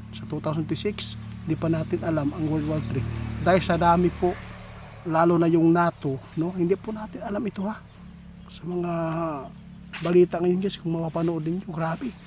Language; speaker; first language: Filipino; non-native, local second language; Cebuano